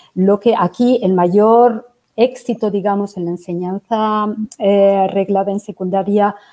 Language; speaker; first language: Spanish; native; Spanish